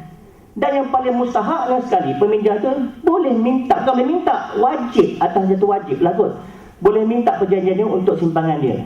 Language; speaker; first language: Malay; native; Malay